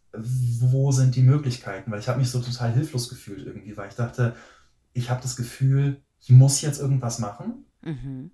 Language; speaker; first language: German; native; German